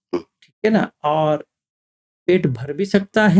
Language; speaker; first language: Hindi; native; Hindi